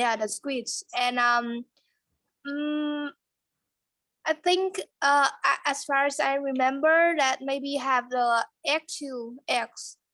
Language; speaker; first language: English; non-native, learner; Vietnamese